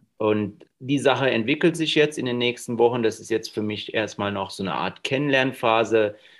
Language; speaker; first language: German; native; German